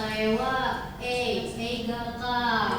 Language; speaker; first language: Japanese; non-native, learner; Indonesian